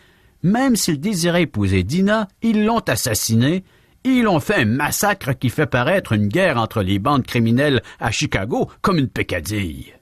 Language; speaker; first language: French; native; French